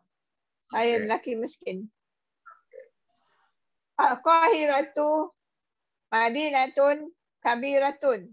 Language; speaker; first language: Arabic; non-native, learner; Malay